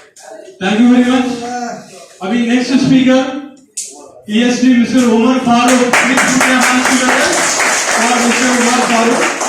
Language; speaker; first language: Hindi; non-native, fluent; Bangla